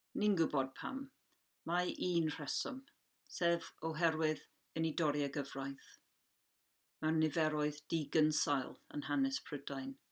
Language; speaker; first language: Welsh; non-native, local second language; English